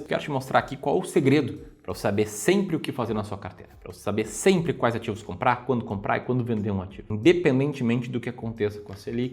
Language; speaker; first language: Portuguese; native; Portuguese